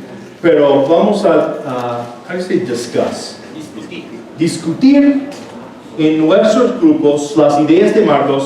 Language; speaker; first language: Spanish; non-native, fluent; English